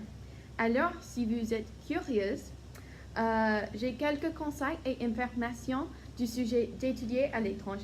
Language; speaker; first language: French; non-native, learner; English